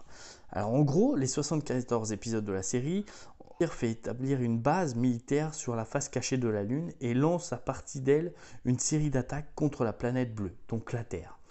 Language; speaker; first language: French; native; French